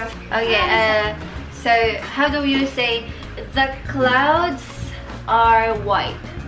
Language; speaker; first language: English; non-native, local second language; Filipino